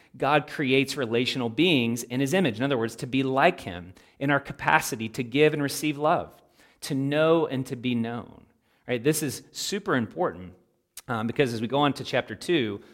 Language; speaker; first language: English; native; English